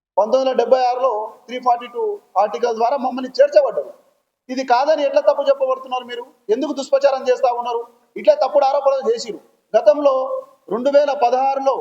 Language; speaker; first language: Telugu; non-native, local second language; Lambadi